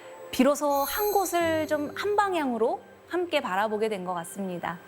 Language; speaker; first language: Korean; native; Korean